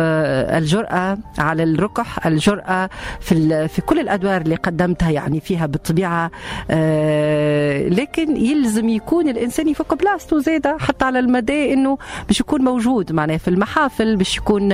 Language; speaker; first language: Arabic; native; Arabic